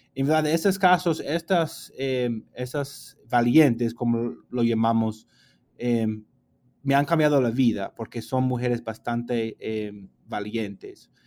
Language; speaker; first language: Spanish; non-native, fluent; English